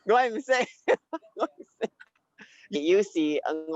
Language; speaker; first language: Cantonese; early bilingual, heritage; Cantonese